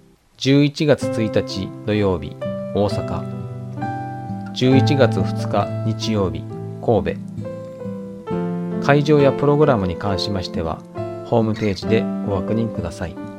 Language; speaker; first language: Japanese; native; Japanese